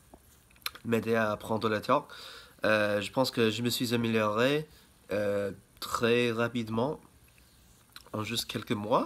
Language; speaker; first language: French; non-native, fluent; English